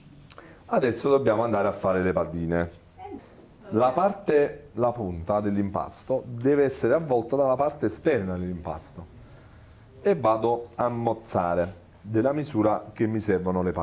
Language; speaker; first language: Italian; native; Italian